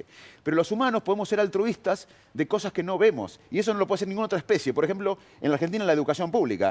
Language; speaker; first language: Spanish; native; Spanish